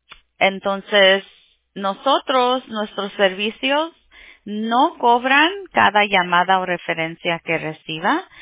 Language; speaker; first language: Spanish; early bilingual, heritage; Spanish